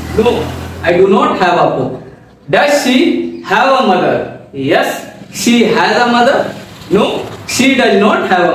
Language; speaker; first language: English; non-native, local second language; Hindi